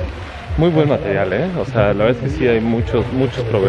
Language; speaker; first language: Spanish; native; Spanish